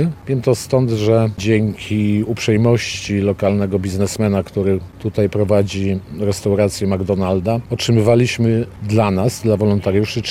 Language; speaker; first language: Polish; native; Polish